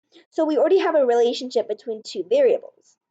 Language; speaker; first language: English; native; English